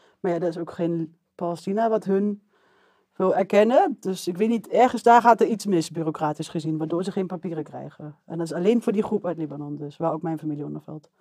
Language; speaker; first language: Dutch; early bilingual, other home language; Arabic